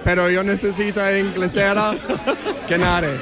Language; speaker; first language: Spanish; non-native, learner; English